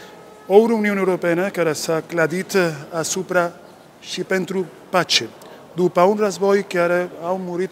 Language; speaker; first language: Romanian; non-native, learner; Spanish